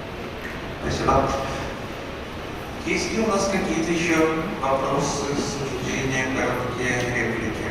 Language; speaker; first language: Russian; native; Russian